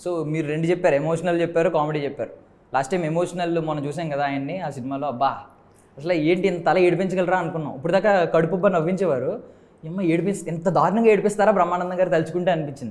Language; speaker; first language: Telugu; native; Telugu